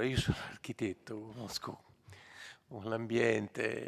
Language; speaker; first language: Italian; native; Italian